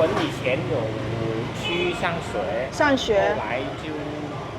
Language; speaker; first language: Chinese; early bilingual, heritage; Chinese